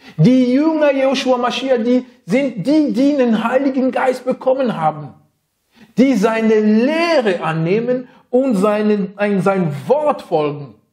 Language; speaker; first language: German; non-native, fluent; French